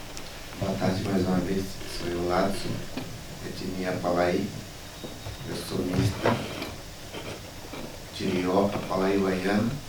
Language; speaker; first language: Portuguese; non-native, local second language; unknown